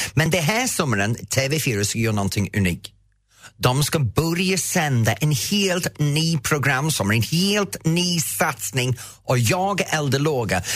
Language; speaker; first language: Swedish; non-native, fluent; English